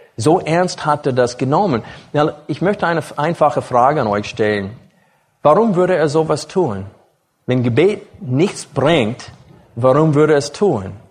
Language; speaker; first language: German; non-native, fluent; English